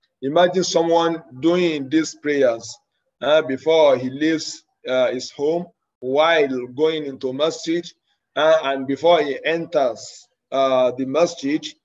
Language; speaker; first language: English; non-native, local second language; Yoruba